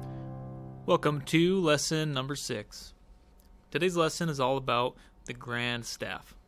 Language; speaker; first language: English; native; English